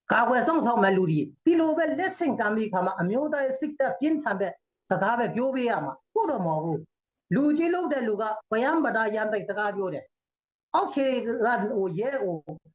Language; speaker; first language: Burmese; non-native, local second language; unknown